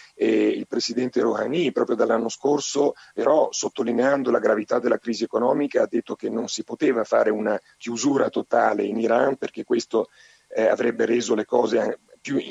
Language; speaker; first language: Italian; non-native, fluent; Spanish